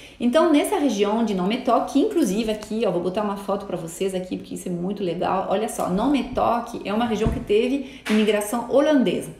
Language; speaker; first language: Portuguese; non-native, fluent; French